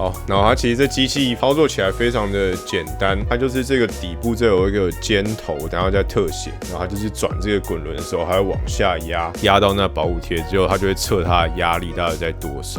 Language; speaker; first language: Chinese; native; Chinese